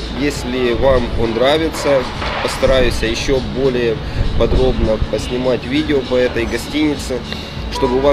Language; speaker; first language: Russian; native; Russian